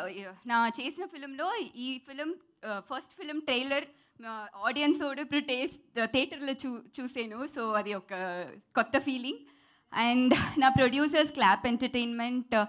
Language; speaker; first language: Telugu; non-native, learner; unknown